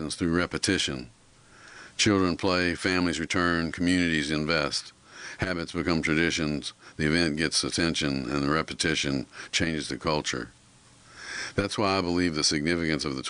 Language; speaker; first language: English; native; English